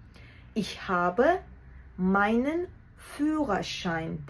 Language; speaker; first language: German; non-native, fluent; Georgian